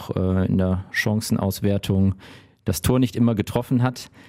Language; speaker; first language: German; native; German